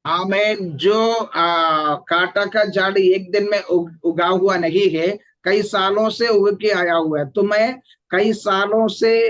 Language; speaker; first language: Hindi; non-native, local second language; Malayalam